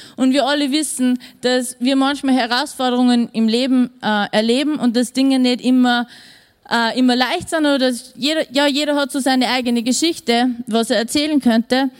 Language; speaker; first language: German; native; German